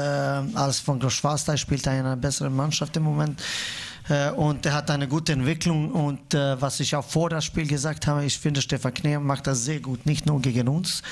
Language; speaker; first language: German; non-native, fluent; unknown